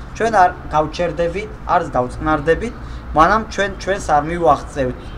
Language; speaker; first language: Georgian; non-native, local second language; Armenian